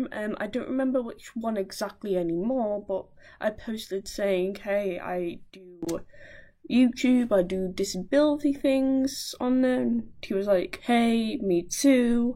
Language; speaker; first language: English; native; English